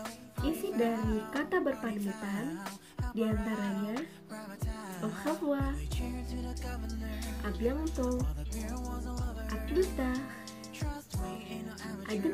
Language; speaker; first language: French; non-native, learner; Indonesian